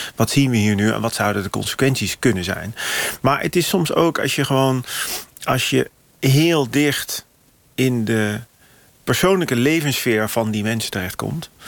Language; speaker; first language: Dutch; native; Dutch